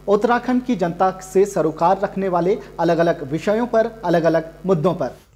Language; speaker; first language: Hindi; native; Hindi